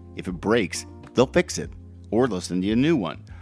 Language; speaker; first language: English; native; English